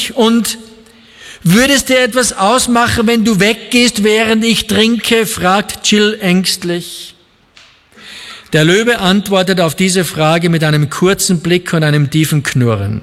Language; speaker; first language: German; native; German